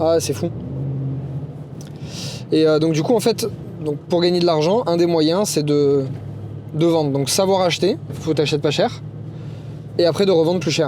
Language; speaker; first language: French; native; French